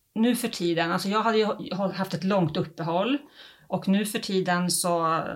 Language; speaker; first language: Swedish; native; Swedish